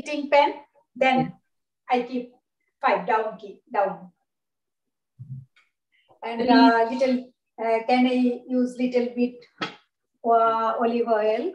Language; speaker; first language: English; non-native, learner; Bangla